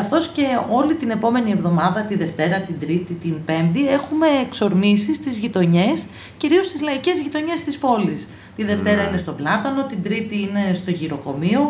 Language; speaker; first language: Greek; native; Greek